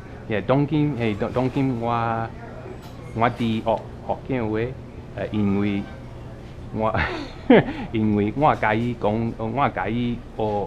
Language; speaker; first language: Chinese; non-native, fluent; English